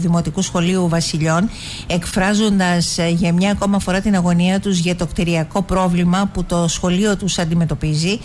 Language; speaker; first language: Greek; native; Greek